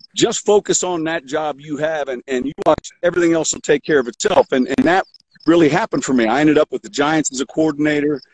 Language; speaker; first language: English; native; English